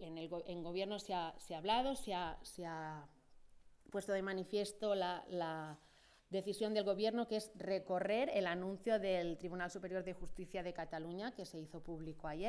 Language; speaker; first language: Spanish; non-native, local second language; Catalan